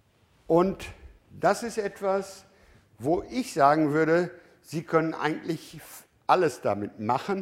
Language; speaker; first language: German; native; German